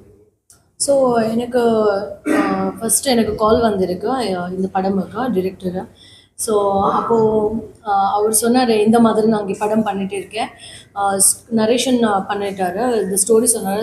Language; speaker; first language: Tamil; non-native, learner; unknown